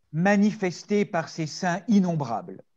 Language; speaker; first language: French; native; French